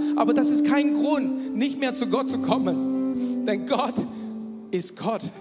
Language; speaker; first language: German; non-native, fluent; Malay